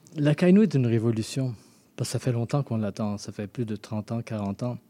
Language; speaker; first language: French; native; French